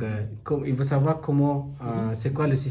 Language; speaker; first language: French; non-native, learner; Bangla